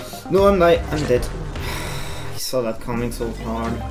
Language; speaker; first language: English; non-native, fluent; French